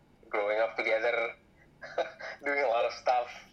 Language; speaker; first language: English; non-native, fluent; Indonesian